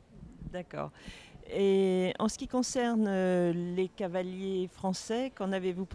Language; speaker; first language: French; native; French